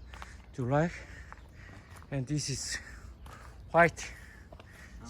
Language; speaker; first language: English; non-native, learner; Korean